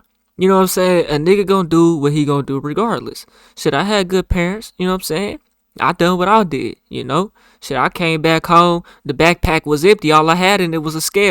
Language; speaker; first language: English; native; English